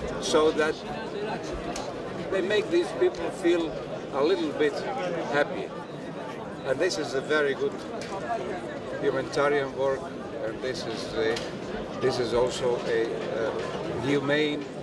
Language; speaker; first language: English; non-native, fluent; Bosnian